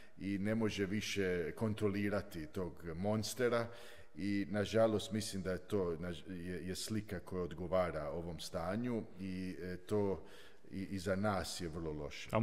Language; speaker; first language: Croatian; early bilingual, heritage; Croatian